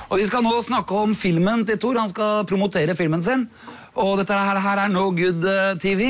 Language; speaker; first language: Norwegian; native; Norwegian